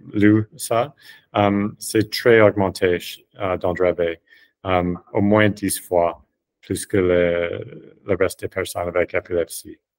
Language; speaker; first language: French; non-native, fluent; English